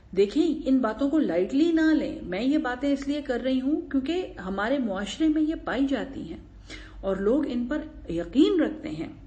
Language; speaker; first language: Urdu; non-native, local second language; Pashto